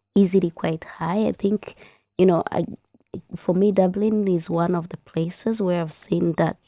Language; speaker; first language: English; non-native, local second language; Kinyarwanda